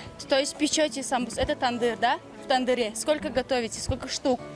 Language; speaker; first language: Russian; non-native, local second language; Tajik